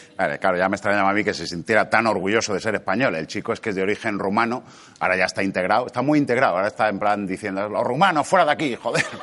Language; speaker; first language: Spanish; native; Spanish